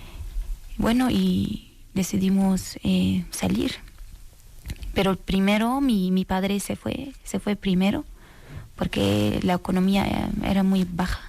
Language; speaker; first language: Spanish; non-native, learner; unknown